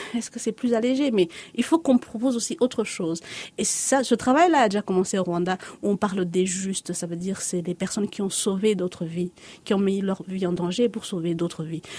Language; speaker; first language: French; non-native, local second language; Lingala